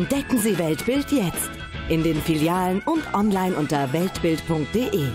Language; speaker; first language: German; native; German